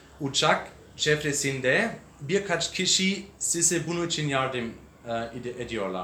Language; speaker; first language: Turkish; non-native, learner; English